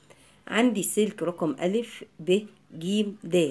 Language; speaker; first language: Arabic; native; Arabic